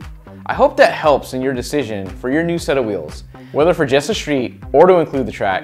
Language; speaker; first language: English; native; English